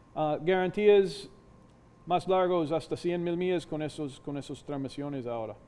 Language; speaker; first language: Spanish; non-native, fluent; English